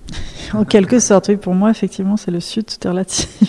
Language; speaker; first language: French; native; French